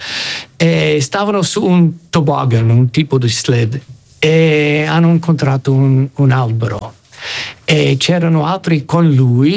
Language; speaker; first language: Italian; non-native, fluent; English